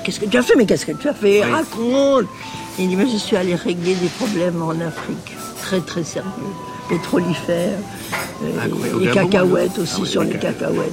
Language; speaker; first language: French; native; French